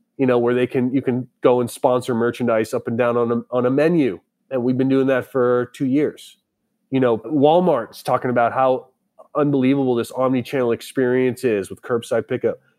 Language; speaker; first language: English; native; English